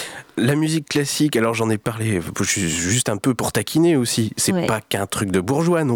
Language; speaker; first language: French; native; French